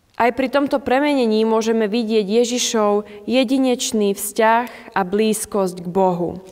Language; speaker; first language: Slovak; native; Slovak